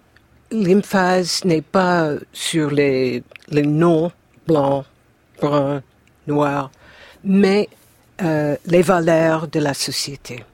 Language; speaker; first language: French; non-native, fluent; English